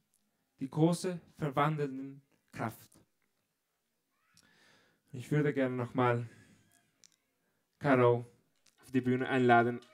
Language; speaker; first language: German; non-native, fluent; Italian